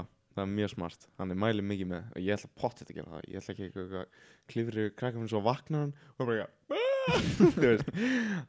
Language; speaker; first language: Icelandic; native; Icelandic